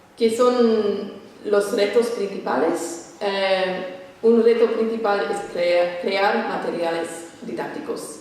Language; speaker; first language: Spanish; non-native, fluent; English